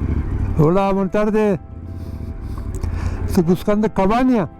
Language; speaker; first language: Spanish; non-native, learner; Persian